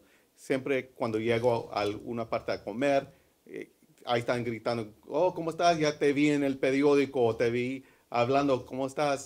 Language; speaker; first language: Spanish; early bilingual, heritage; English